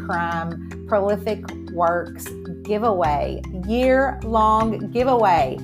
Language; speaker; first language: English; native; English